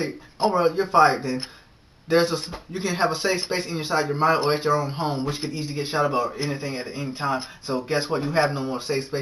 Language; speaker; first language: English; native; English